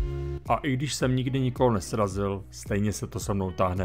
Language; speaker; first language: Czech; native; Czech